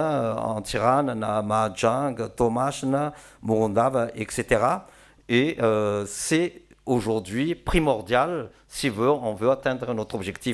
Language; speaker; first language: French; non-native, local second language; Malagasy